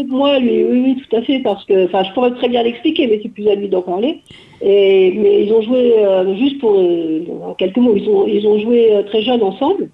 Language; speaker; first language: French; native; French